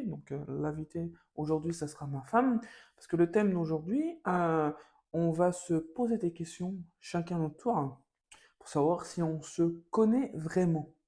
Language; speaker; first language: French; native; French